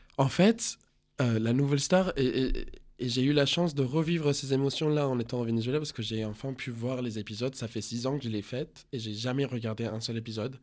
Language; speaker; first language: French; non-native, fluent; Spanish